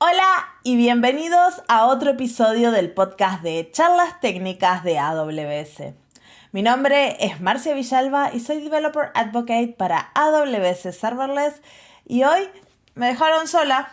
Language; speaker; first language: Spanish; native; Spanish